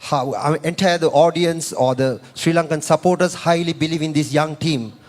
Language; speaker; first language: English; non-native, local second language; Sinhala